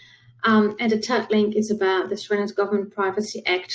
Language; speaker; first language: English; non-native, fluent; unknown